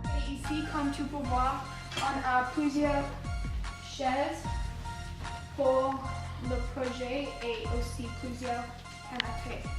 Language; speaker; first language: French; non-native, learner; English